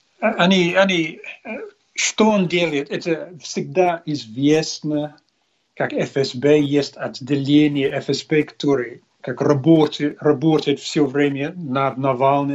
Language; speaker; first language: Russian; non-native, learner; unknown